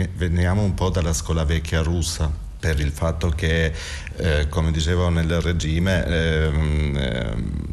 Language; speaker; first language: Italian; non-native, fluent; Albanian